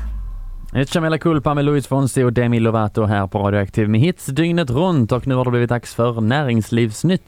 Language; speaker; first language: Swedish; native; Swedish